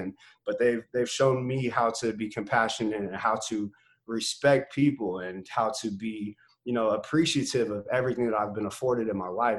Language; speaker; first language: English; native; English